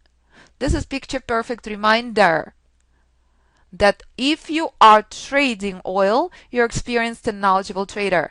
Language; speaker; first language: English; non-native, fluent; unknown